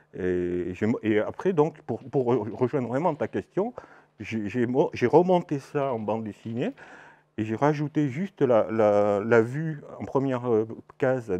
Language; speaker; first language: French; native; French